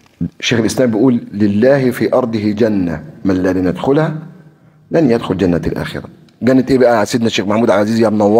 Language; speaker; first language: Arabic; native; Arabic